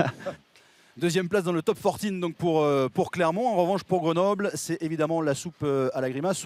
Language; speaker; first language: French; native; French